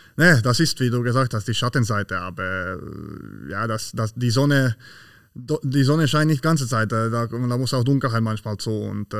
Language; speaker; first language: German; non-native, fluent; Slovak